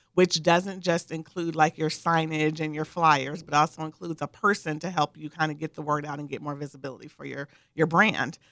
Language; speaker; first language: English; native; English